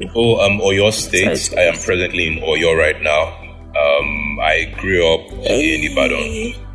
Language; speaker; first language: English; non-native, local second language; Yoruba